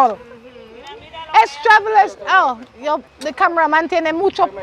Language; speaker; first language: Spanish; non-native, learner; English